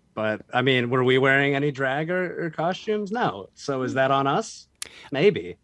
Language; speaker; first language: English; native; English